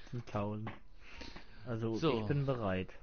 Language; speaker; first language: German; native; German